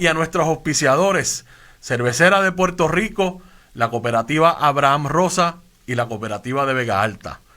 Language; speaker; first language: Spanish; native; Spanish